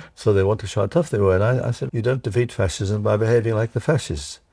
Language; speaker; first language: English; early bilingual, other home language; Czech